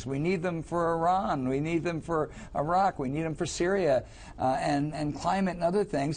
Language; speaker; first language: English; native; English